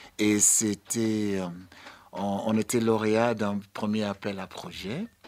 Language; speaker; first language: French; non-native, fluent; English